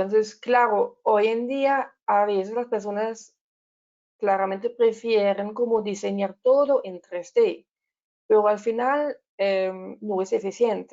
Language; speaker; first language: Spanish; non-native, learner; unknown